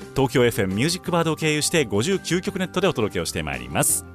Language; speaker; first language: Japanese; native; Japanese